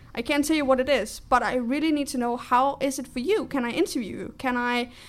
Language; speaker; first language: English; non-native, fluent; Danish